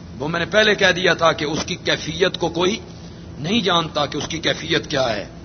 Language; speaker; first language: Urdu; non-native, local second language; Punjabi